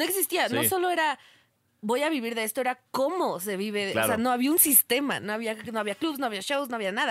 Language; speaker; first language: Spanish; native; Spanish